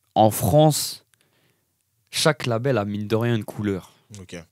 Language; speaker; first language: French; native; French